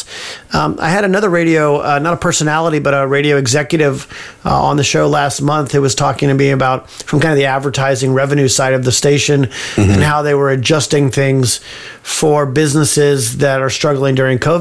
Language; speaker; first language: English; native; English